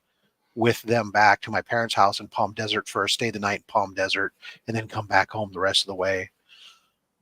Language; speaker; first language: English; native; English